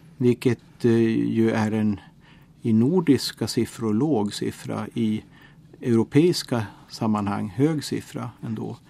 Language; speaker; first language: Swedish; native; Swedish